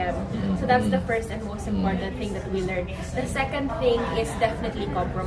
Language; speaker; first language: English; non-native, local second language; Cebuano